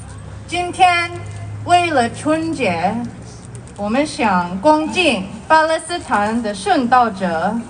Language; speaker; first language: Chinese; non-native, learner; Korean